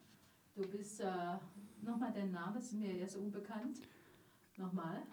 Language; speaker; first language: German; non-native, learner; Chinese